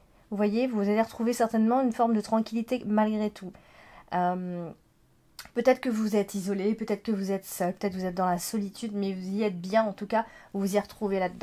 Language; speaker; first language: French; native; French